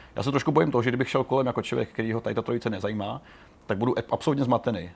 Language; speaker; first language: Czech; native; Czech